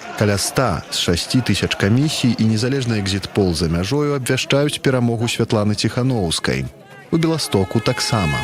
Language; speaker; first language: Belarusian; native; Belarusian